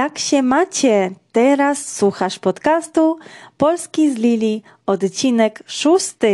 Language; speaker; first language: Polish; non-native, fluent; Georgian